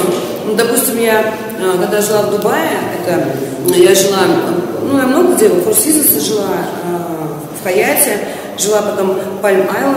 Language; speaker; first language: Russian; native; Russian